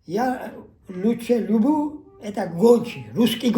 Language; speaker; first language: Russian; non-native, learner; Georgian